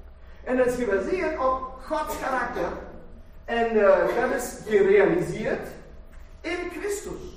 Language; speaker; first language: Dutch; non-native, fluent; German